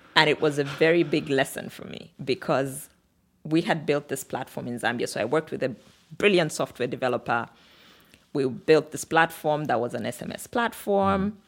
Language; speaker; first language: English; non-native, local second language; Bemba